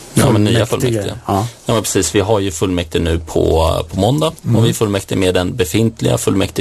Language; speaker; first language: Swedish; native; Swedish